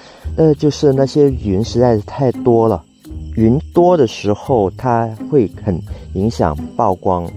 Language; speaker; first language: Chinese; non-native, local second language; Cantonese